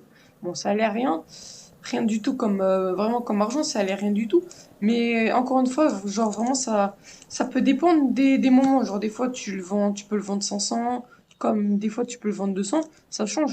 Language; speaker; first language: French; native; French